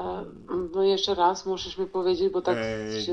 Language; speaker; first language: Polish; non-native, fluent; Serbian